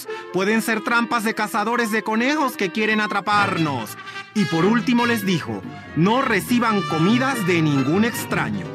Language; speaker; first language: Spanish; native; Spanish